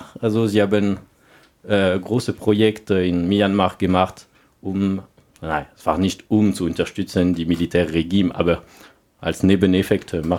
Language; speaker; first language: German; non-native, learner; French